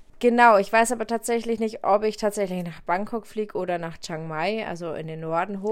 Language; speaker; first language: German; native; German